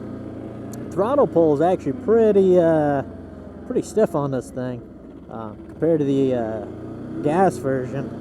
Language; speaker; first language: English; native; English